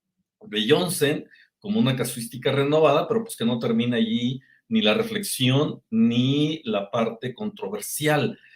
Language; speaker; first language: Spanish; native; Spanish